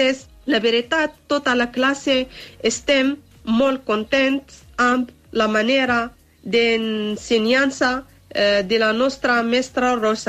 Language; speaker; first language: Catalan; non-native, learner; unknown